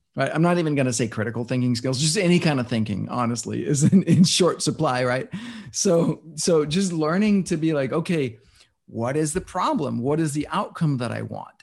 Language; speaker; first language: English; non-native, fluent; Danish